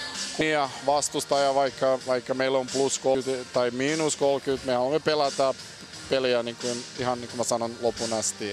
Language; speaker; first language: Finnish; non-native, fluent; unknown